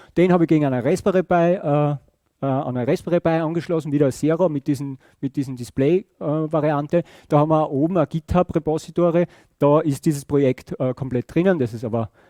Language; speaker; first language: German; native; German